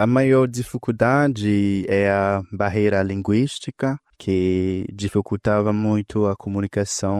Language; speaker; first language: Portuguese; non-native, fluent; Haitian Creole